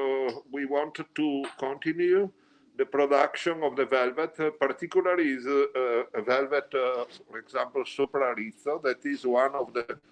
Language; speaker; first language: English; non-native, learner; Italian